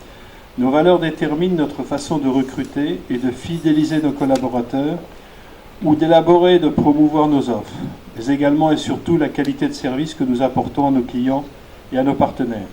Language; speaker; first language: French; native; French